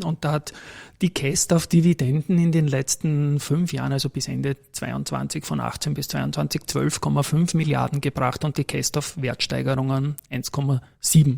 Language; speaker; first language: German; native; German